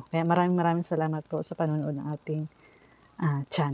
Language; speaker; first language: Filipino; native; Filipino